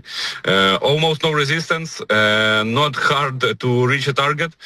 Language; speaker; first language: English; non-native, fluent; Ukrainian